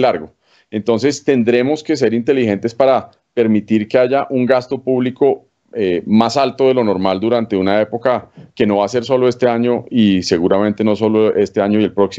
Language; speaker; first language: Spanish; native; Spanish